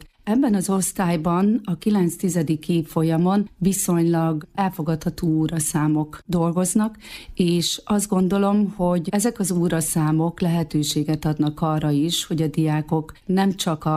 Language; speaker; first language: Hungarian; native; Hungarian